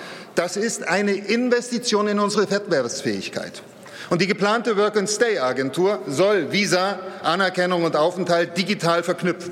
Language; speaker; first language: German; native; German